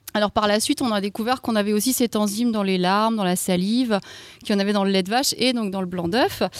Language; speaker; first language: French; native; French